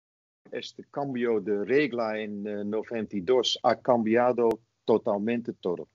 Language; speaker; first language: Spanish; non-native, fluent; Dutch